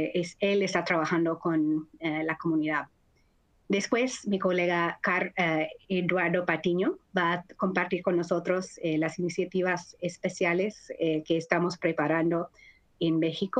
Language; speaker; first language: Spanish; non-native, fluent; English